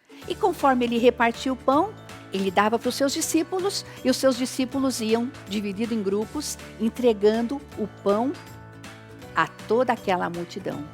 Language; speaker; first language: Portuguese; native; Portuguese